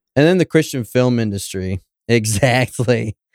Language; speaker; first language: English; native; English